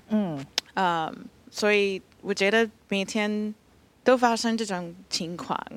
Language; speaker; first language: Chinese; non-native, fluent; English